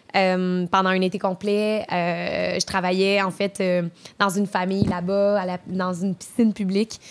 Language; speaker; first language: French; native; French